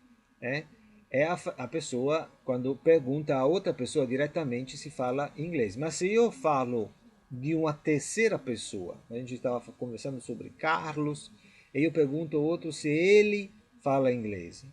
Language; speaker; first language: Portuguese; non-native, fluent; Italian